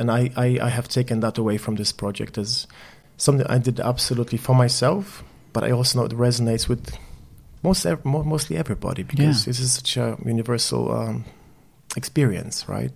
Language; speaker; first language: English; non-native, fluent; Polish